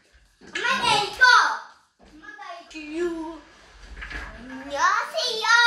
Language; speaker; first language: Korean; early bilingual, heritage; Korean